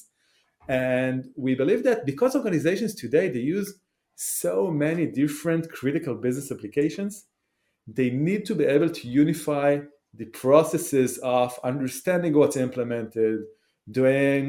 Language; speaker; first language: English; non-native, fluent; Hebrew